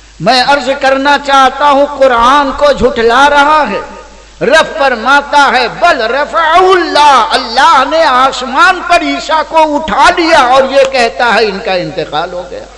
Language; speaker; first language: Urdu; native; Urdu